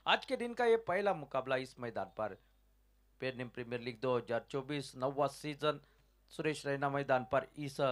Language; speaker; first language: Hindi; non-native, local second language; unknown